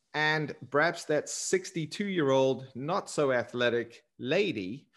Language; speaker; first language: English; native; English